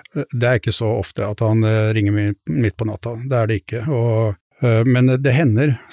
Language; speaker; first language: Norwegian; native; Norwegian